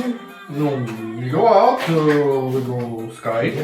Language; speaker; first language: English; non-native, learner; Russian